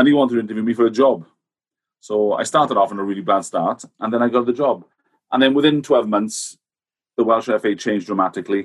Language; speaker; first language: English; native; English